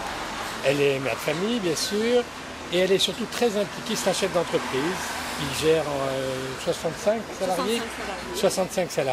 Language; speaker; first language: French; native; French